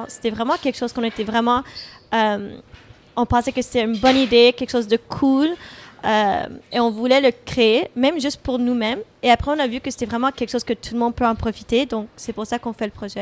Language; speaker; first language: French; non-native, fluent; English